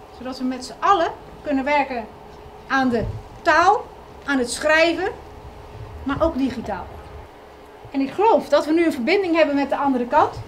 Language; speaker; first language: Dutch; native; Dutch